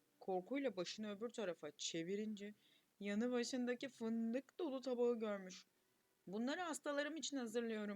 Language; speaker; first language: Turkish; native; Turkish